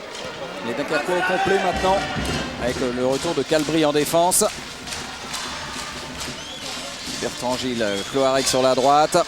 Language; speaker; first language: French; native; French